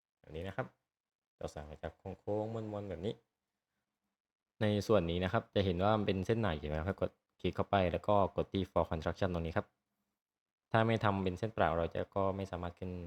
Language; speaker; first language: Thai; native; Thai